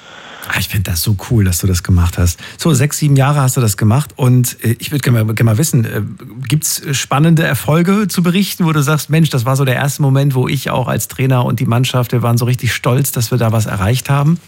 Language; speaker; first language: German; native; German